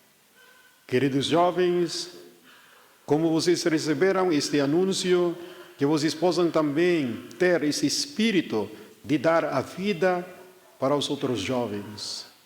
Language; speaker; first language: Portuguese; non-native, fluent; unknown